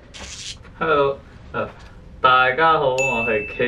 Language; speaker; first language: Cantonese; non-native, learner; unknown